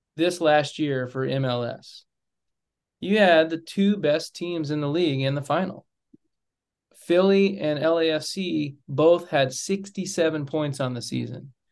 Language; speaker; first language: English; native; English